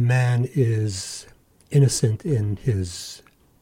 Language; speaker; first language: English; native; English